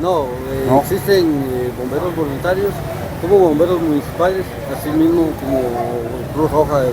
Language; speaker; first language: Spanish; native; Spanish